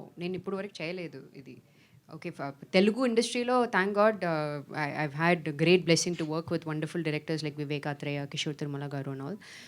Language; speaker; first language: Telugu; non-native, fluent; Tamil